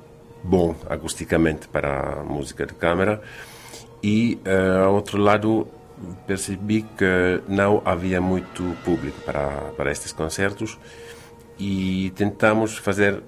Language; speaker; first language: Portuguese; non-native, fluent; Finnish